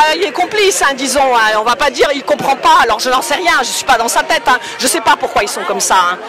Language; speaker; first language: French; non-native, fluent; Polish